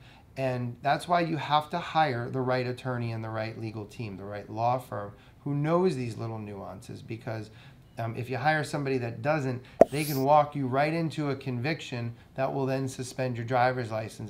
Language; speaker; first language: English; native; English